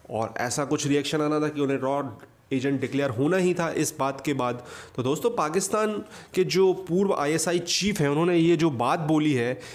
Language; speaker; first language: Hindi; native; Hindi